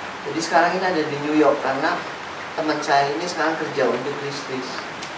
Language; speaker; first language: Indonesian; native; Indonesian